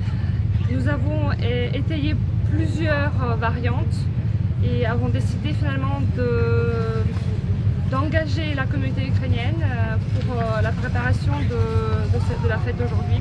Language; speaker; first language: French; non-native, fluent; Ukrainian